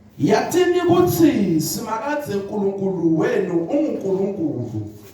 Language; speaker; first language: Zulu; non-native, local second language; Swati